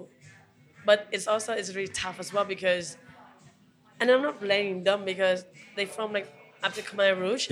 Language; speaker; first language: English; non-native, fluent; Khmer